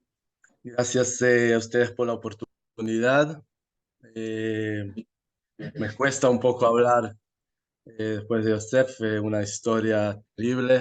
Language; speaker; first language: Spanish; non-native, fluent; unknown